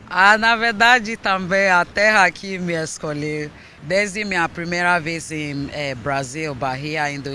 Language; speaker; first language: Portuguese; non-native, fluent; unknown